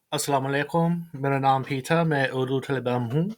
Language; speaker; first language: Urdu; non-native, learner; English